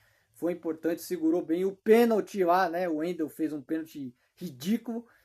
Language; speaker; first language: Portuguese; native; Portuguese